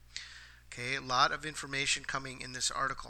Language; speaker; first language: English; native; English